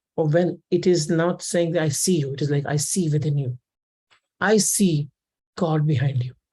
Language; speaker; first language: English; non-native, local second language; Hindi